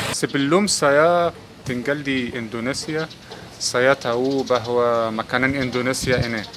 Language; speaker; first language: Indonesian; non-native, learner; Arabic